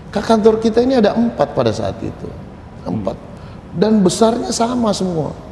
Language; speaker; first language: Indonesian; native; Indonesian